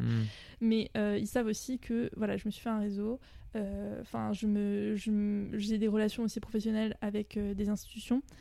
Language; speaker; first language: French; native; French